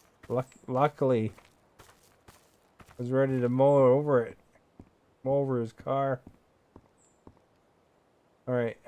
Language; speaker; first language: English; native; English